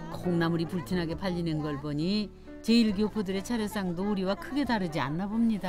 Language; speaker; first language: Korean; native; Korean